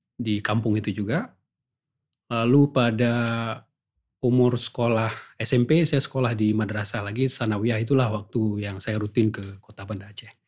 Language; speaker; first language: Indonesian; non-native, local second language; Achinese